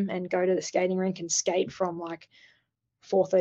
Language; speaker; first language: English; native; English